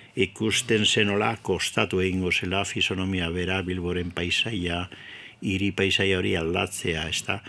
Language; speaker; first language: Basque; native; Basque